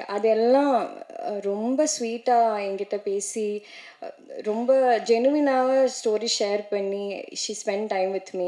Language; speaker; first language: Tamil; non-native, learner; Malayalam